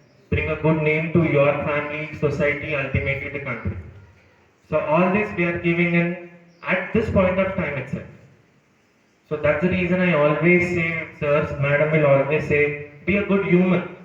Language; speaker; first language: English; non-native, local second language; Telugu